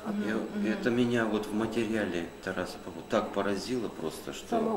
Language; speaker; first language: Russian; native; Russian